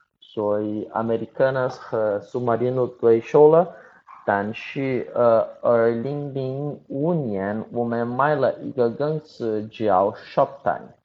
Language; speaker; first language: Chinese; non-native, learner; Portuguese